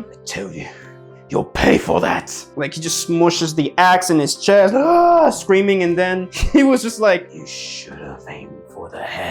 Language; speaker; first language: English; native; English